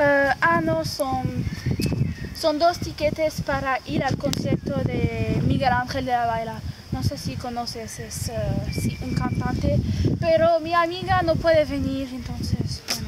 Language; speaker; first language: Spanish; non-native, learner; French